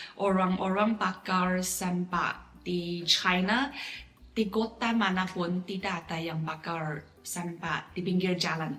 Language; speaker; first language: Indonesian; non-native, fluent; Chinese